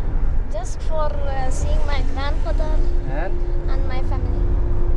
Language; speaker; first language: English; non-native, learner; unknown